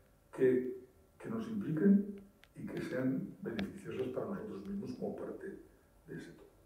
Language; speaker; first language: Spanish; native; Spanish